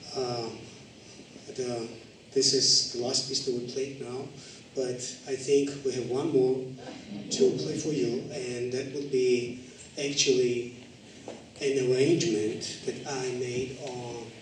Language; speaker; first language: English; non-native, fluent; Georgian